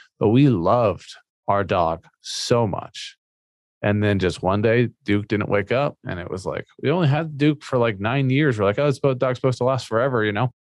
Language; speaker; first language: English; native; English